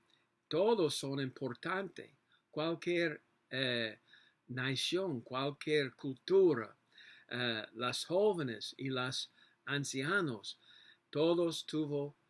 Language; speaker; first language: Spanish; non-native, learner; English